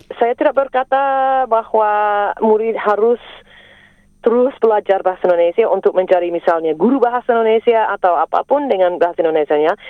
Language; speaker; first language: Indonesian; non-native, fluent; English